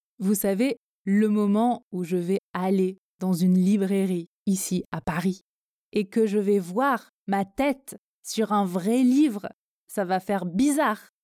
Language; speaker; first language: French; native; French